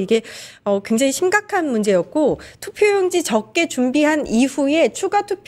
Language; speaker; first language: Korean; native; Korean